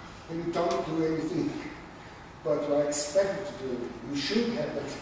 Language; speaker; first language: English; non-native, fluent; Portuguese